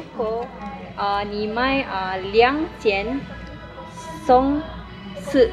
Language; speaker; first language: Chinese; non-native, learner; Malay